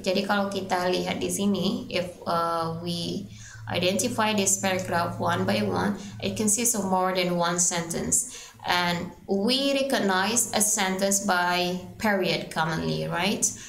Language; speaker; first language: English; non-native, fluent; Indonesian